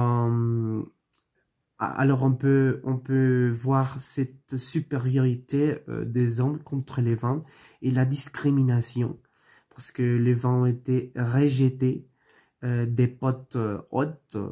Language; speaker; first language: French; non-native, learner; Spanish